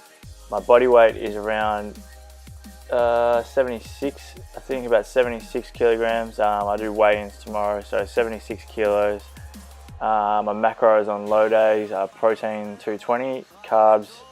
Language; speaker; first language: English; native; English